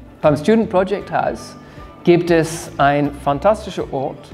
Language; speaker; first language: German; non-native, fluent; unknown